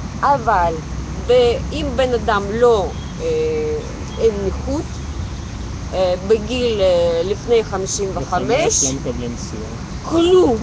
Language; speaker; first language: Hebrew; non-native, local second language; Russian